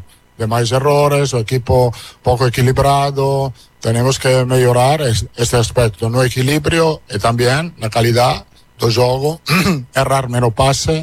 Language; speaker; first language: Portuguese; non-native, learner; Italian